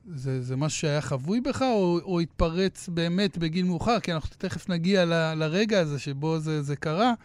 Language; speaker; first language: Hebrew; native; Hebrew